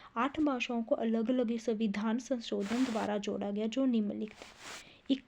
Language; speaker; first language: Hindi; native; Hindi